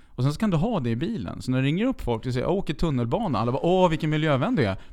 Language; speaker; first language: Swedish; native; Swedish